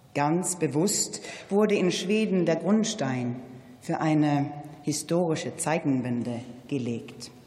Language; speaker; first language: German; non-native, fluent; Swedish